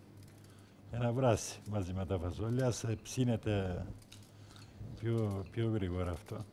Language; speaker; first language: Greek; non-native, local second language; Turkish